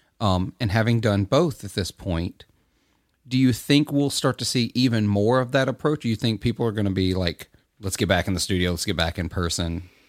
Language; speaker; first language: English; native; English